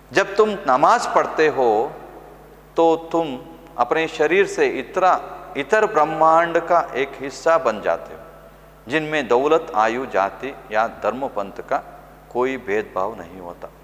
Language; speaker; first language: Hindi; non-native, local second language; Kannada